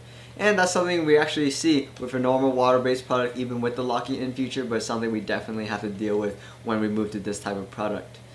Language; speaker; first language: English; native; English